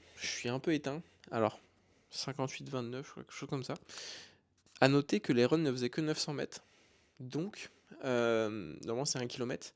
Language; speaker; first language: French; native; French